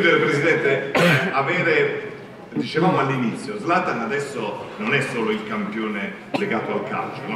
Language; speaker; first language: Italian; native; Italian